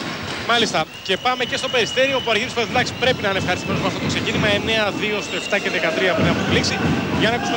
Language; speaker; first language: Greek; native; Greek